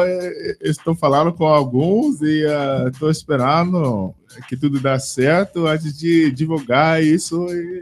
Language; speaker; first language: Portuguese; non-native, fluent; English